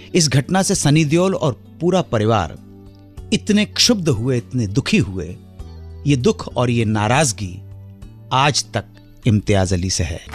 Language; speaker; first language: Hindi; native; Hindi